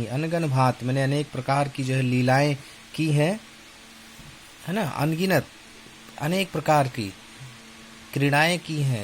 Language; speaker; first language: Hindi; native; Hindi